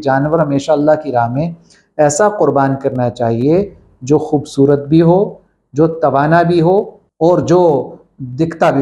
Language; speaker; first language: Urdu; native; Urdu